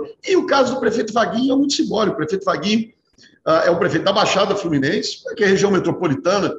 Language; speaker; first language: Portuguese; native; Portuguese